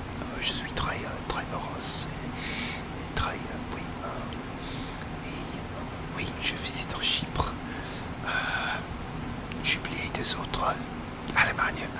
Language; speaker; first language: French; non-native, learner; English